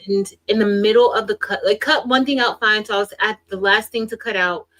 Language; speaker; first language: English; native; English